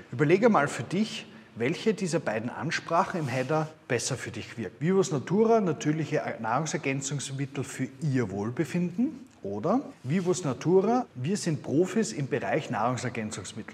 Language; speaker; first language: German; native; German